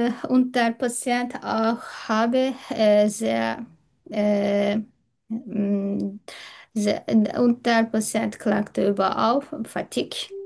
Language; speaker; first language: German; non-native, learner; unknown